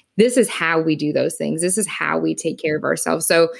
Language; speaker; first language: English; native; English